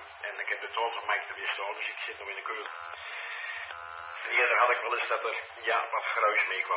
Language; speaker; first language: Dutch; native; Dutch